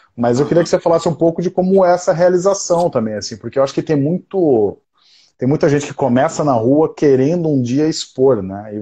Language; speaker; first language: Portuguese; native; Portuguese